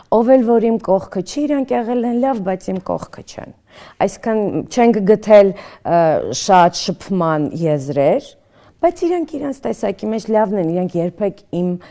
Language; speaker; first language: Armenian; early bilingual, other home language; Russian